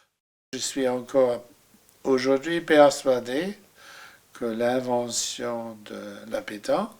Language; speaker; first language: French; non-native, fluent; German